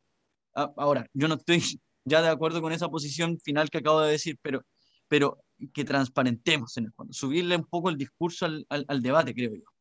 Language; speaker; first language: Spanish; native; Spanish